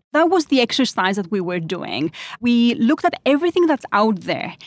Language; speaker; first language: English; non-native, fluent; Greek